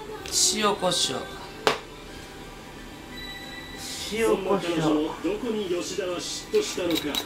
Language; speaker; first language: Japanese; native; Japanese